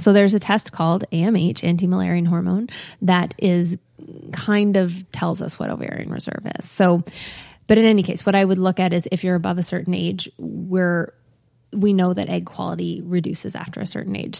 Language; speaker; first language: English; native; English